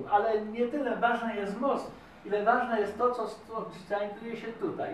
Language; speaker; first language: Polish; native; Polish